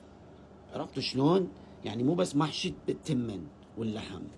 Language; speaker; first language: Arabic; native; Arabic